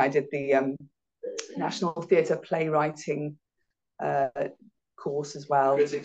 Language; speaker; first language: English; native; English